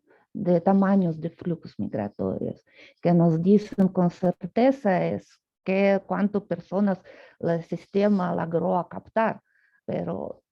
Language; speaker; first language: Spanish; non-native, fluent; Russian